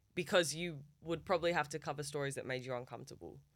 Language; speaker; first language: English; early bilingual, other home language; Turkish